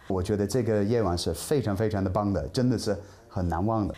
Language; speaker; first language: Chinese; non-native, fluent; English